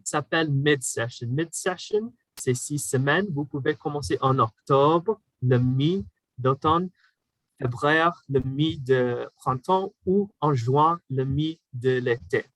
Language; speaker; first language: French; non-native, fluent; English